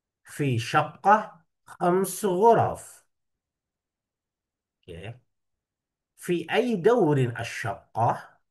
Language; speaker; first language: Arabic; non-native, fluent; Indonesian